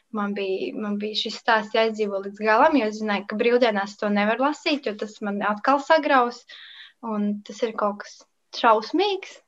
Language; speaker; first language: Latvian; native; Latvian